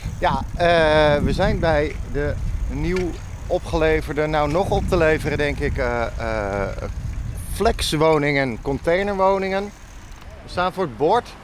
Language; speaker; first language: Dutch; native; Dutch